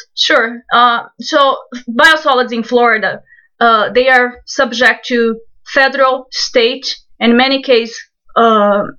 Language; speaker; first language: English; non-native, fluent; Portuguese